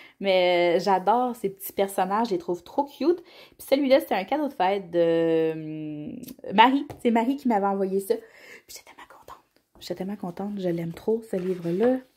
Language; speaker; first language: French; native; French